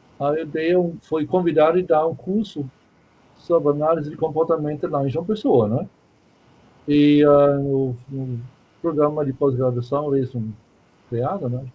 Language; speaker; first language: Portuguese; non-native, fluent; German